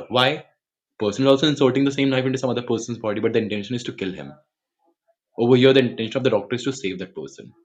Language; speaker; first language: English; non-native, local second language; Hindi